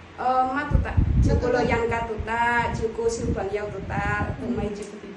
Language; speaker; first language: Cantonese; non-native, learner; Indonesian